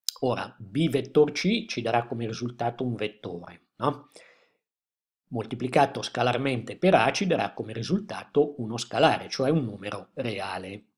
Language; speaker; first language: Italian; native; Italian